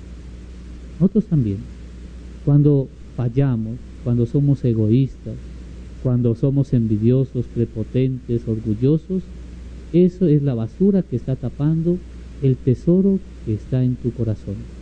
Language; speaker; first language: Spanish; native; Spanish